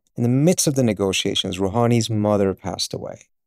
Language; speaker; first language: English; early bilingual, other home language; Swedish